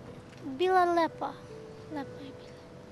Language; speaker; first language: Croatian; non-native, learner; Persian